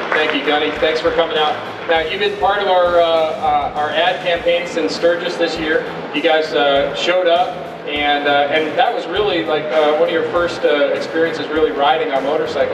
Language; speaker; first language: English; native; English